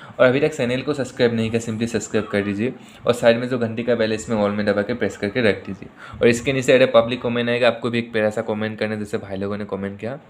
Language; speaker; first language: Hindi; native; Hindi